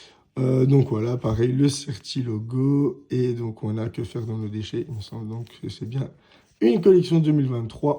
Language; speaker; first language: French; native; French